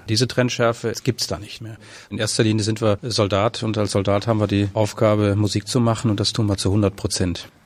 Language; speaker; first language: German; native; German